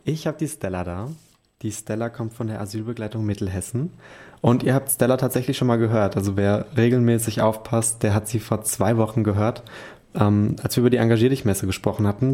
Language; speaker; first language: German; native; German